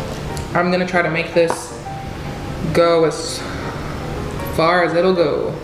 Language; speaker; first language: English; native; English